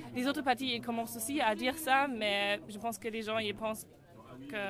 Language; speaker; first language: French; non-native, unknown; German